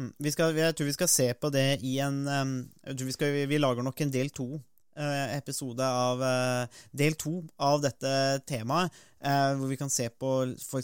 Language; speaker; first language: Norwegian; native; Norwegian